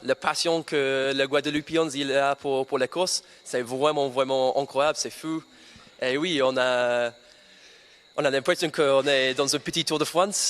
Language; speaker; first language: French; non-native, learner; English